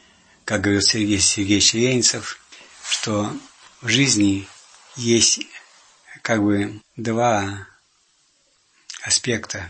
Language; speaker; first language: Russian; native; Russian